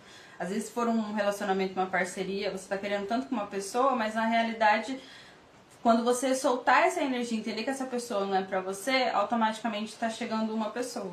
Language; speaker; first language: Portuguese; native; Portuguese